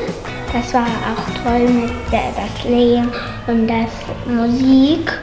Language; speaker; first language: German; non-native, learner; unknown